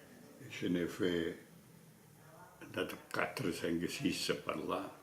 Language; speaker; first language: French; non-native, fluent; Italian